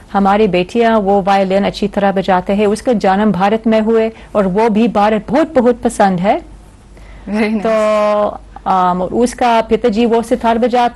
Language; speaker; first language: Hindi; non-native, learner; English